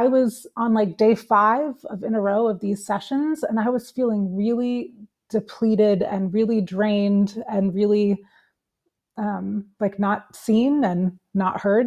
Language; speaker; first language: English; native; English